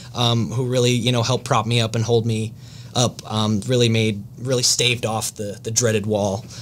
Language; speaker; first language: English; native; English